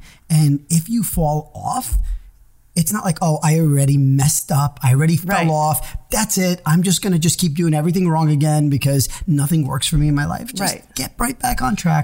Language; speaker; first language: English; early bilingual, other home language; Hebrew